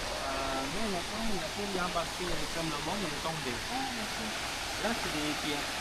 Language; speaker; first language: French; non-native, learner; Balinese